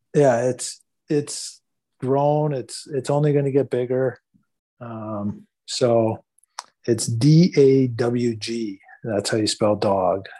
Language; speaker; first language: English; native; English